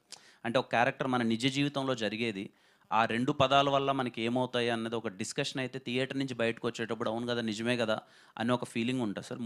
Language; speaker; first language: Telugu; native; Telugu